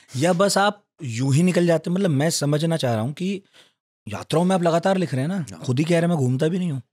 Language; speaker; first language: Hindi; native; Hindi